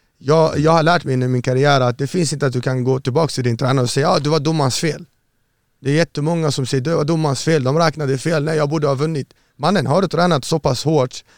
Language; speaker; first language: Swedish; early bilingual, other home language; Arabic